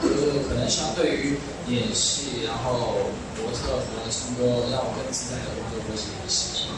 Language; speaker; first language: Chinese; native; Chinese